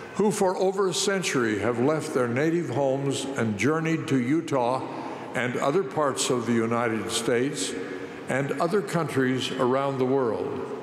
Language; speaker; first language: English; native; English